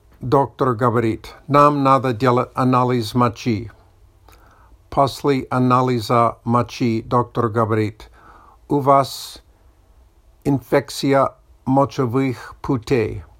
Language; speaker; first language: Russian; non-native, learner; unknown